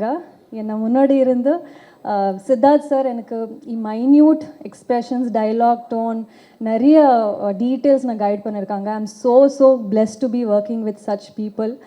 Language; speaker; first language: Tamil; non-native, learner; Kannada